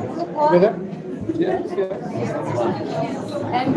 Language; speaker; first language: English; non-native, fluent; Chinese